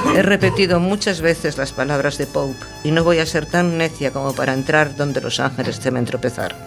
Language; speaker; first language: Spanish; non-native, local second language; Galician